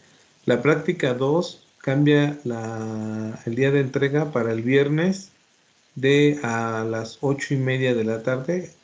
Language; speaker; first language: Spanish; native; Spanish